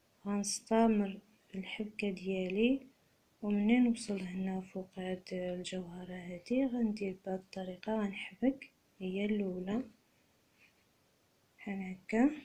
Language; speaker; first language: Arabic; native; Arabic